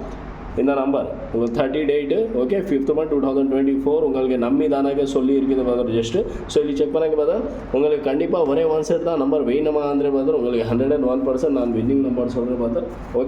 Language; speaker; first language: Tamil; non-native, local second language; Kannada